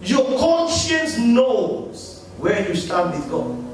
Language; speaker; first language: English; non-native, local second language; Swahili